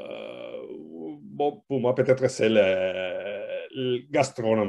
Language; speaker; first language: French; non-native, fluent; Spanish